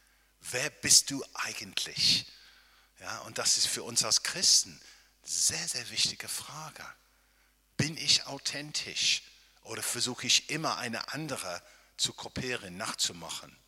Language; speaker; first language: German; non-native, fluent; English